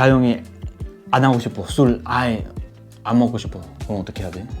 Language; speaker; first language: Korean; non-native, fluent; Spanish